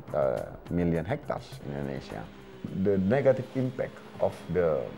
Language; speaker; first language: English; non-native, fluent; Indonesian